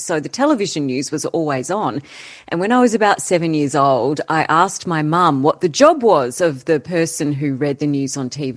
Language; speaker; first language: English; native; English